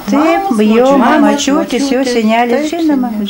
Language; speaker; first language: Lithuanian; non-native, local second language; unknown